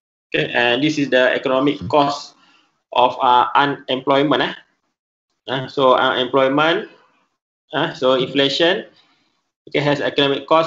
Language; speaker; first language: English; non-native, local second language; Malay